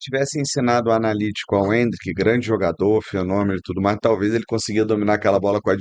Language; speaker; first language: Portuguese; native; Portuguese